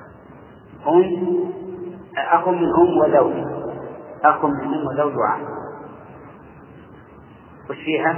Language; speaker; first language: Arabic; native; Arabic